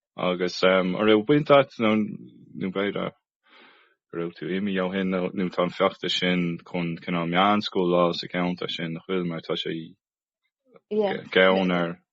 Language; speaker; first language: Irish; non-native, local second language; English